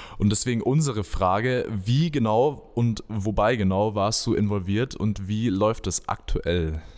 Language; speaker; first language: German; native; German